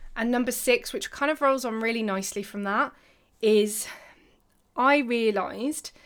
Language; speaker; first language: English; native; English